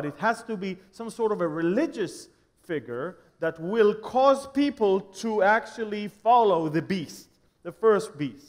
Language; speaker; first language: English; non-native, fluent; Hebrew